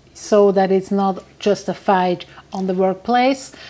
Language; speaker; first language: English; non-native, fluent; German